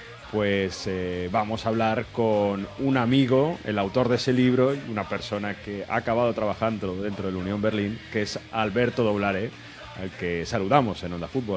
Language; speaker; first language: Spanish; native; Spanish